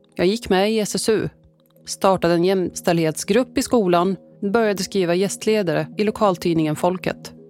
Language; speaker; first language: Swedish; early bilingual, other home language; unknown